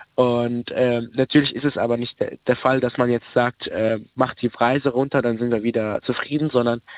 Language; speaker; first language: German; early bilingual, other home language; Arabic